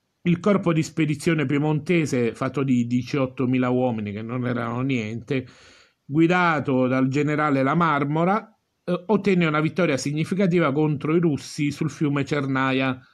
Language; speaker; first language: Italian; native; Italian